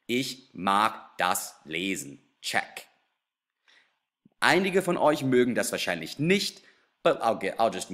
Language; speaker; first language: German; non-native, fluent; English